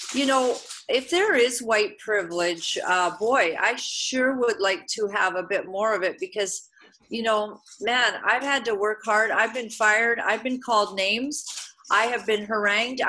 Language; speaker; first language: English; native; English